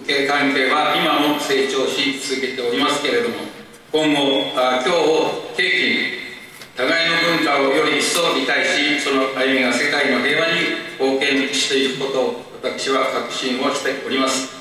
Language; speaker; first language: Japanese; native; Japanese